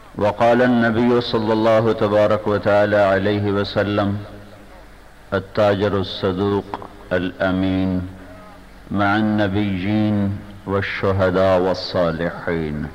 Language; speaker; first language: Urdu; non-native, local second language; Punjabi